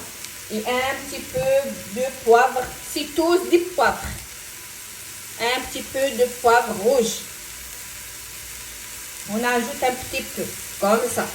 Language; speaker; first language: French; non-native, local second language; Arabic